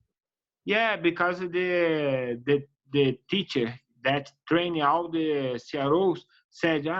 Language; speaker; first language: English; non-native, learner; Portuguese